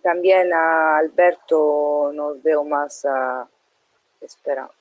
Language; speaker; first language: Spanish; non-native, learner; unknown